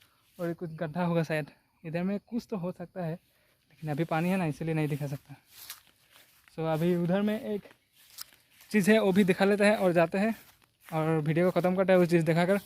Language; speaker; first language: Hindi; non-native, local second language; Assamese